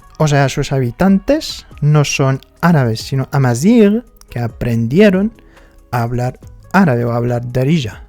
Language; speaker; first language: Spanish; non-native, fluent; Arabic